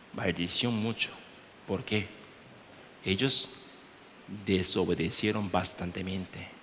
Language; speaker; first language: Spanish; non-native, learner; Korean